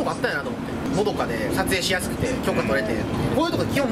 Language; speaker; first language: Japanese; native; Japanese